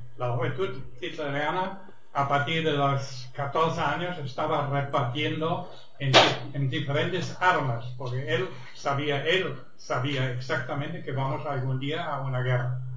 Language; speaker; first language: Spanish; non-native, fluent; German